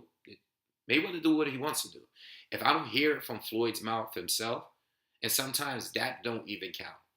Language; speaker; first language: English; native; English